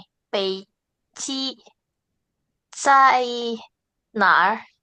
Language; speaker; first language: Chinese; non-native, learner; Indonesian